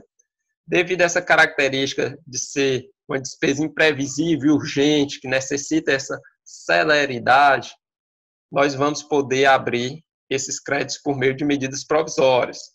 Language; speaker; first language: Portuguese; native; Portuguese